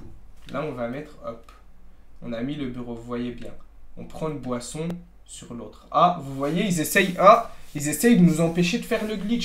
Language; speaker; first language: French; native; French